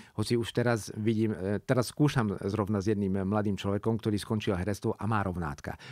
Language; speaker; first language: Slovak; non-native, local second language; Hungarian